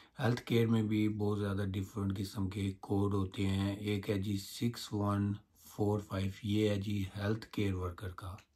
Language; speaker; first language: Urdu; non-native, local second language; Punjabi